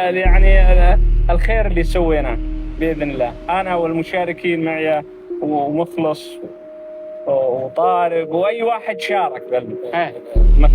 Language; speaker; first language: Arabic; native; Arabic